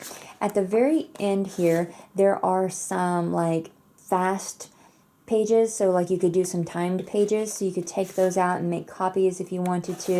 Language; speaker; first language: English; native; English